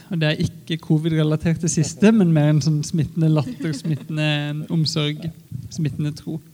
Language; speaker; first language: Norwegian; native; Norwegian